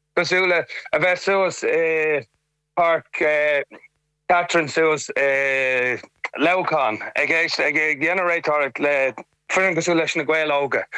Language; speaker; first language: Irish; non-native, local second language; English